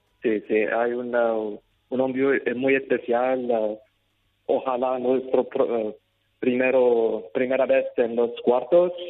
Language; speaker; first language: Spanish; non-native, learner; Arabic